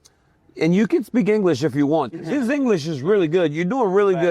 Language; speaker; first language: English; native; English